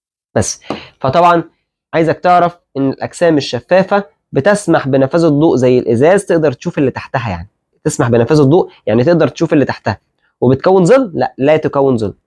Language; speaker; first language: Arabic; native; Arabic